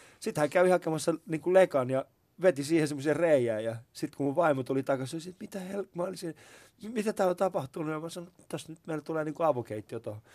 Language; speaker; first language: Finnish; early bilingual, other home language; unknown